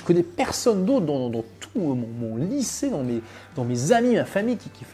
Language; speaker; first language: French; native; French